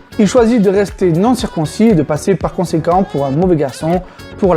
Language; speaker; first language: French; native; French